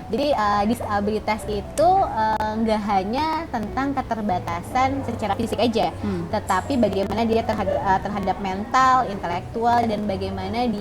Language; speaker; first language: Indonesian; native; Indonesian